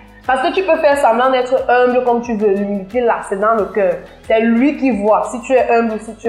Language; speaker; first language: French; native; French